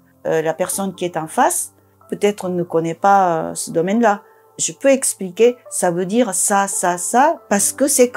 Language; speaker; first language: French; non-native, fluent; Japanese